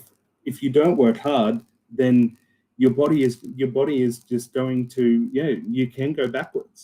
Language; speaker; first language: English; native; English